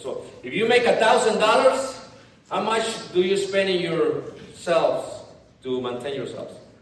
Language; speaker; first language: English; non-native, fluent; Spanish